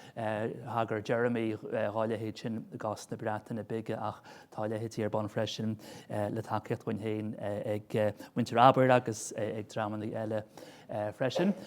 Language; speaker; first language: Irish; native; Irish